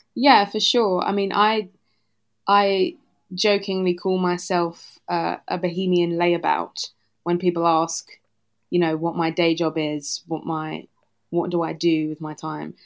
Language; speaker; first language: English; native; English